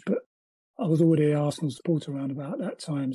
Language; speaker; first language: English; native; English